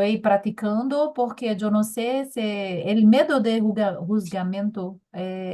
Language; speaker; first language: Spanish; non-native, learner; Portuguese